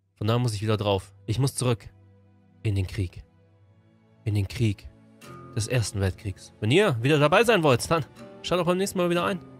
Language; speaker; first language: German; native; German